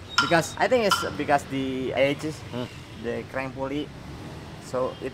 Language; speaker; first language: English; non-native, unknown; Indonesian